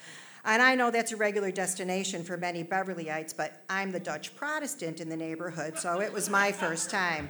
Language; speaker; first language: English; native; English